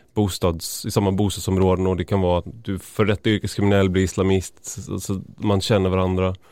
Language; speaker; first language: Swedish; native; Swedish